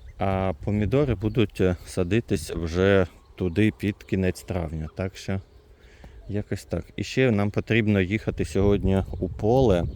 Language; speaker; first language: Ukrainian; non-native, local second language; Russian